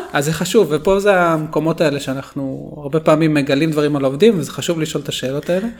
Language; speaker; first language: Hebrew; native; Hebrew